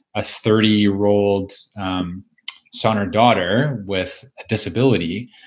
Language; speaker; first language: English; native; English